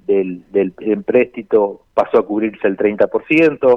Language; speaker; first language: Spanish; native; Spanish